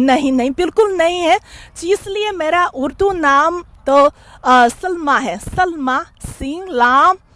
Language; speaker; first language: Hindi; non-native, fluent; Chinese